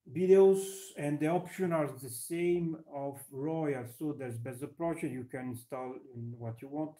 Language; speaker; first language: English; non-native, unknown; Italian